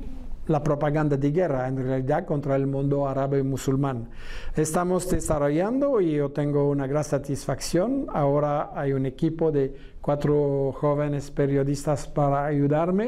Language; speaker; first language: Spanish; non-native, fluent; French